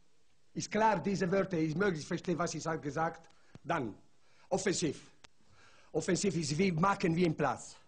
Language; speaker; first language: German; non-native, learner; Italian